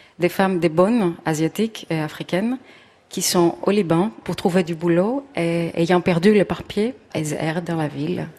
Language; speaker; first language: French; non-native, fluent; Greek